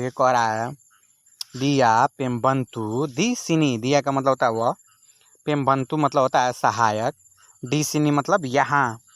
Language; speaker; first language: Hindi; native; Hindi